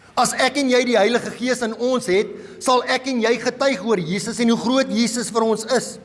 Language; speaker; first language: Afrikaans; non-native, local second language; English